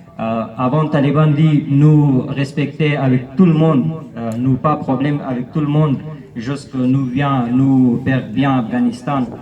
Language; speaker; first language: French; non-native, learner; Persian